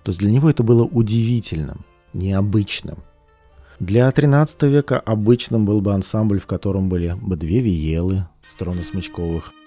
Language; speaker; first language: Russian; native; Russian